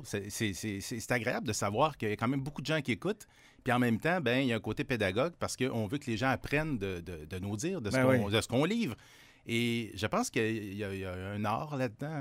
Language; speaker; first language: French; native; French